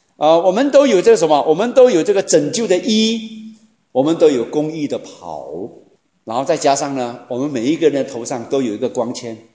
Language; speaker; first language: Chinese; native; Chinese